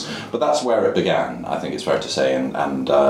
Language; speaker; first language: English; native; English